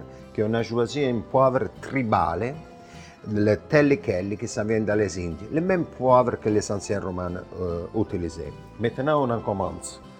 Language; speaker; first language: French; non-native, fluent; Italian